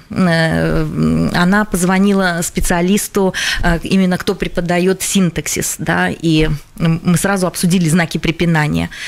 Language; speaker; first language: Russian; non-native, local second language; Latvian